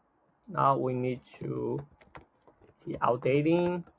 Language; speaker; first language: English; non-native, fluent; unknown